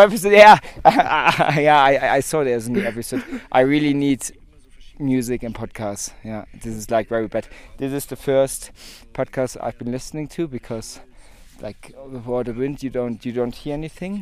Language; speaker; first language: English; native; English